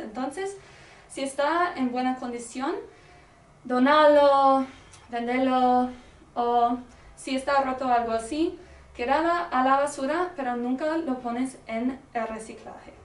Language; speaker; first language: Spanish; non-native, learner; English